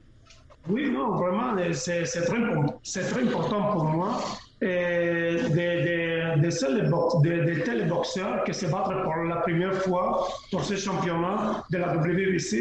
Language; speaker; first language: French; non-native, fluent; Spanish